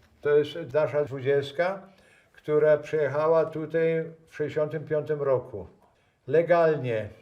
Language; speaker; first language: Polish; native; Polish